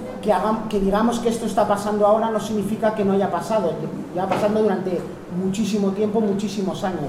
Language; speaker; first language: Spanish; native; Spanish